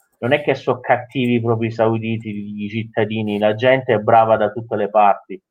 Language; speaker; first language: Italian; non-native, fluent; Persian